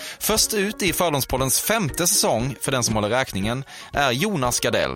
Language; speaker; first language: Swedish; native; Swedish